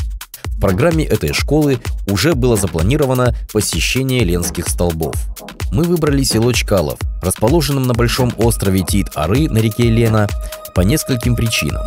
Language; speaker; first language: Russian; native; Russian